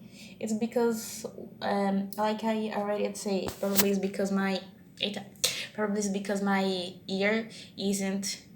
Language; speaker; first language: English; non-native, learner; Portuguese